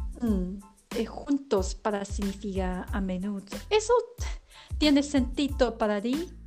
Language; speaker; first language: Spanish; non-native, learner; Chinese